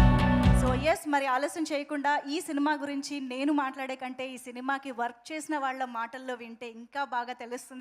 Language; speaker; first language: Telugu; native; Telugu